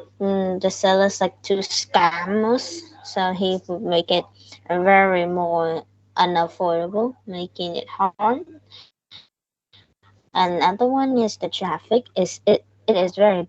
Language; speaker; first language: English; non-native, learner; Vietnamese